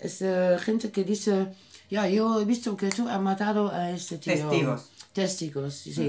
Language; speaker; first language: Spanish; non-native, learner; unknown